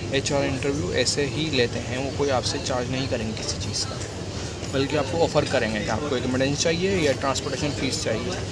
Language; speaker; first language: Hindi; native; Hindi